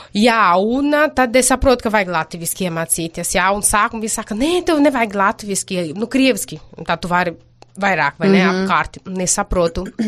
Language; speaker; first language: Latvian; non-native, fluent; Portuguese